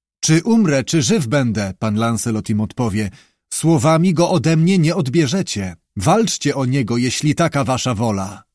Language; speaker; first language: Polish; native; Polish